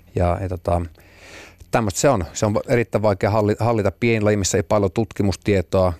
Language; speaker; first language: Finnish; native; Finnish